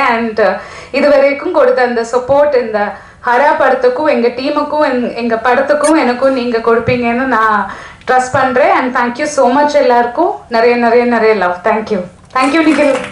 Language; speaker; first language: Tamil; non-native, fluent; Malayalam